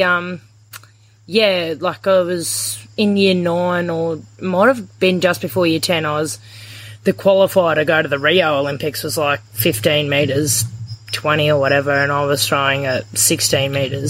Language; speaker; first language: English; native; English